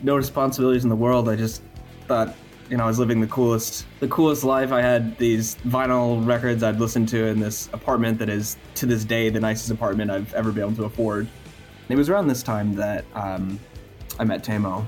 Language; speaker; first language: English; native; English